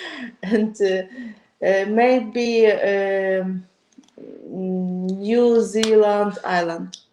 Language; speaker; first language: English; non-native, learner; Ukrainian